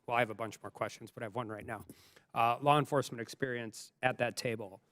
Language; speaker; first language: English; native; English